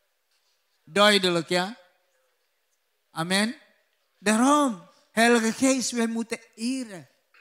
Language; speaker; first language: Dutch; non-native, learner; Indonesian